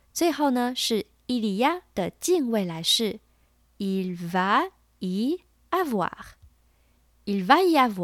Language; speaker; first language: French; non-native, fluent; Chinese